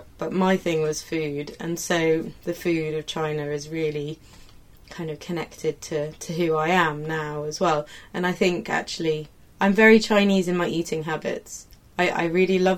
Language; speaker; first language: English; native; English